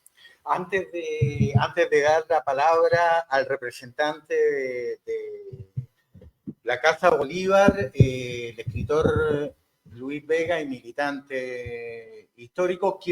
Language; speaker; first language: Spanish; native; Spanish